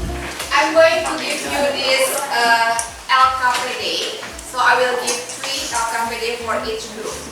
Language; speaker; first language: English; non-native, fluent; Indonesian